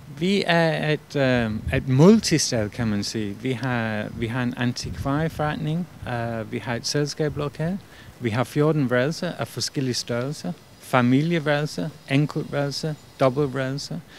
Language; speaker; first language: Danish; non-native, fluent; English